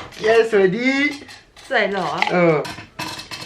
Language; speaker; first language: Thai; non-native, learner; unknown